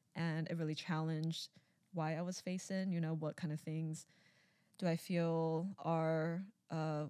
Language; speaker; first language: English; early bilingual, other home language; Chinese